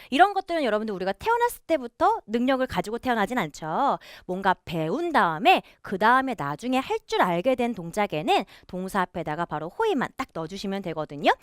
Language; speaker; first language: Korean; native; Korean